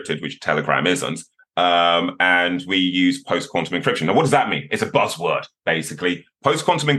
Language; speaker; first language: English; native; English